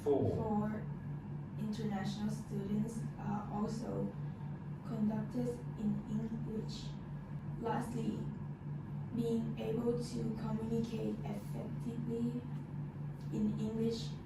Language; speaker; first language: English; non-native, fluent; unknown